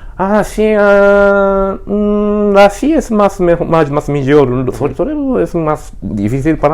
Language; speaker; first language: Spanish; non-native, learner; Japanese